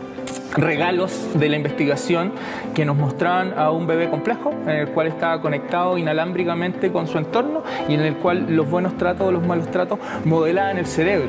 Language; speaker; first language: Spanish; native; Spanish